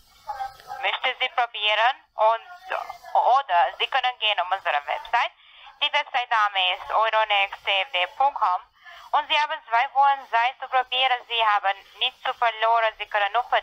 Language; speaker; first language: German; non-native, learner; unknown